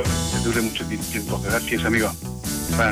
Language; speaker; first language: Spanish; native; Spanish